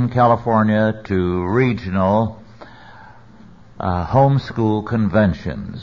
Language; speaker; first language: English; native; English